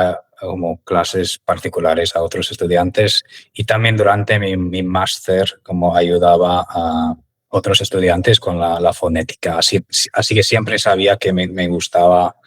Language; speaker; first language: Spanish; non-native, fluent; English